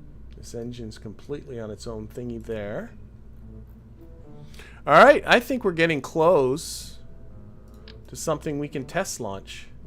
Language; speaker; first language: English; native; English